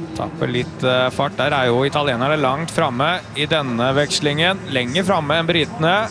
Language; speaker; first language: Norwegian; native; Norwegian